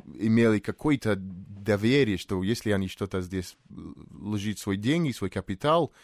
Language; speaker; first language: Russian; non-native, fluent; English